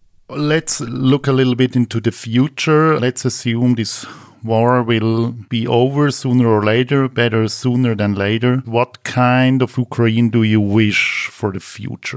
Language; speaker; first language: English; non-native, fluent; German